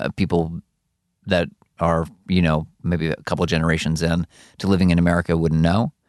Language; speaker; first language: English; early bilingual, other home language; Hungarian